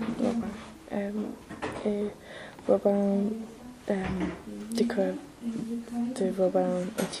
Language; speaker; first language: French; non-native, learner; English